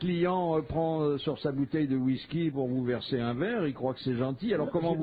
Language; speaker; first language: French; native; French